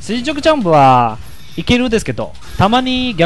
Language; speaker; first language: Japanese; non-native, learner; Chinese